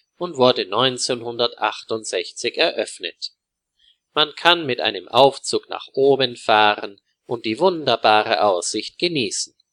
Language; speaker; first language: German; native; German